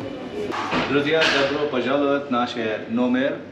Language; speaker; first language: Russian; non-native, learner; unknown